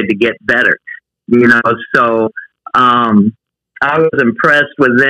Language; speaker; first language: English; native; English